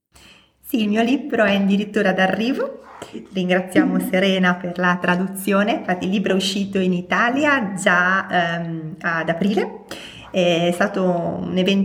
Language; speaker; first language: Italian; native; Italian